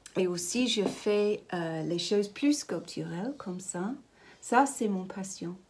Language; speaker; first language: French; non-native, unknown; English